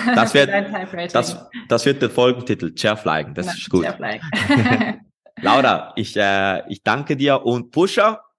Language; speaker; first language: German; non-native, fluent; Spanish